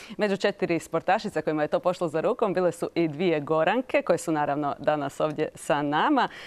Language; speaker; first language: Croatian; native; Croatian